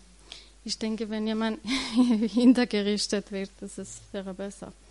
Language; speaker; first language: German; non-native, learner; Persian